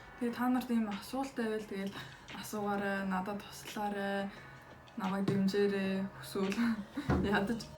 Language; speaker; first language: Mongolian; early bilingual, heritage; Mongolian